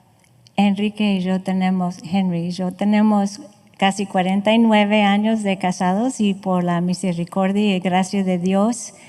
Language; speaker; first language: Spanish; non-native, fluent; English